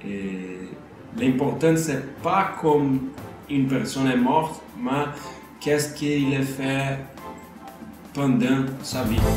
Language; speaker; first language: French; non-native, learner; Portuguese